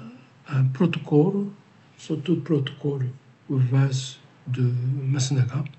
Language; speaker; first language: French; non-native, learner; Japanese